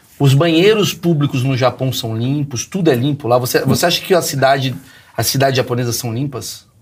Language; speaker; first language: Portuguese; native; Portuguese